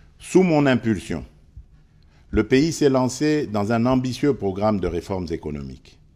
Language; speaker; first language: French; non-native, local second language; Luba-Lulua